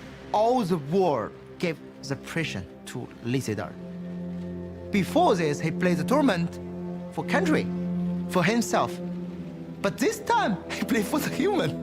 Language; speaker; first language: English; non-native, learner; Chinese